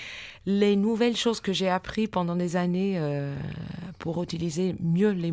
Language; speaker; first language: French; non-native, fluent; English